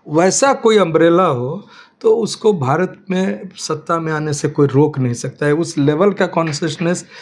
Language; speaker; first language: Hindi; native; Hindi